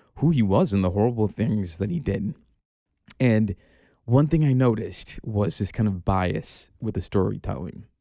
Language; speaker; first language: English; native; English